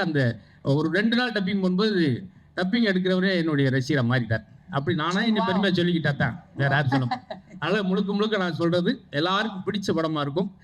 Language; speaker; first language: Tamil; native; Tamil